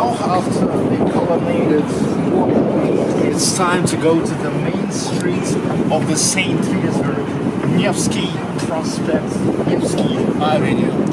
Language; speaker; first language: English; non-native, fluent; Russian